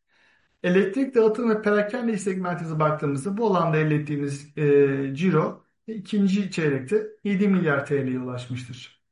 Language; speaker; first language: Turkish; native; Turkish